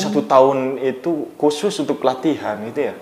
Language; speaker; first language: Indonesian; native; Indonesian